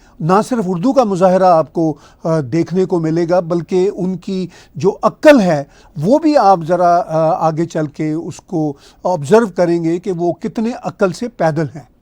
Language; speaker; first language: Urdu; non-native, local second language; Punjabi